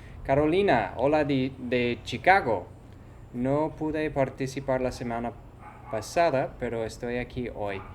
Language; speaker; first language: Spanish; non-native, fluent; English